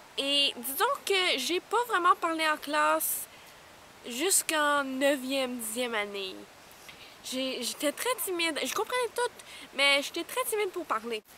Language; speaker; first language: French; non-native, local second language; English